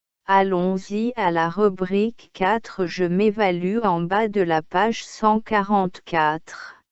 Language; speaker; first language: French; non-native, local second language; Arabic